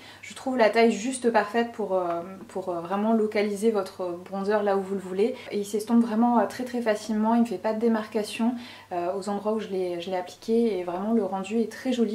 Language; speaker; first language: French; native; French